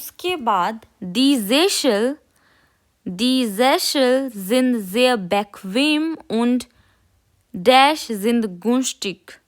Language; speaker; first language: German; non-native, fluent; Hindi